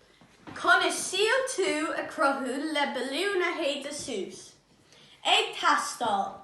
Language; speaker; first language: Irish; non-native, local second language; English